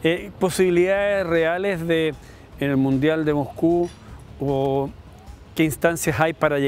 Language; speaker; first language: Spanish; native; Spanish